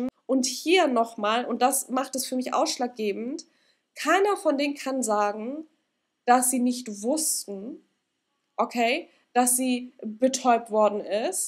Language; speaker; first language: German; native; German